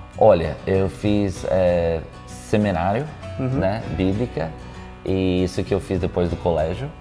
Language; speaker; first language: Portuguese; non-native, local second language; English